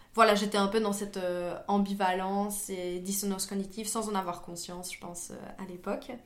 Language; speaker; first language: French; native; French